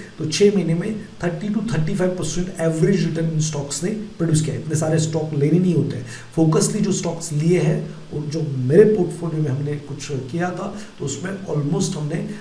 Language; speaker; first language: Hindi; non-native, local second language; Marathi